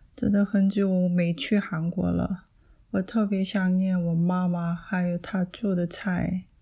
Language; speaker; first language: Chinese; non-native, learner; Korean